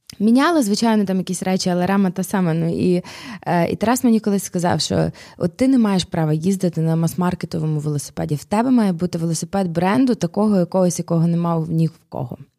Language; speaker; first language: Ukrainian; native; Ukrainian